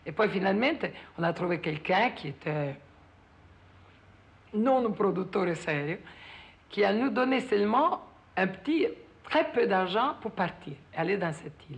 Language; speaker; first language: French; non-native, fluent; Italian